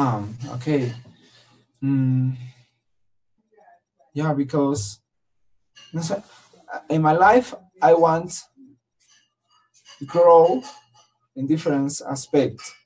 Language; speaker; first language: English; non-native, learner; Spanish